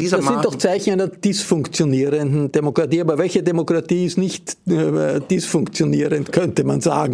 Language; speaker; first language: German; native; German